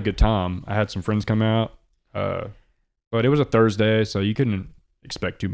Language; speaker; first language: English; native; English